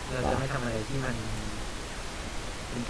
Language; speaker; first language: Thai; native; Thai